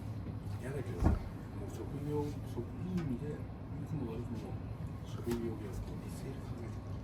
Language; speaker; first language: Japanese; native; Japanese